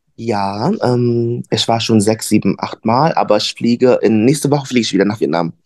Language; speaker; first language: German; early bilingual, other home language; Vietnamese